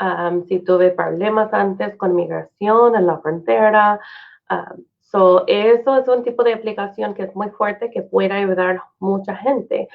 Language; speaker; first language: Spanish; non-native, fluent; English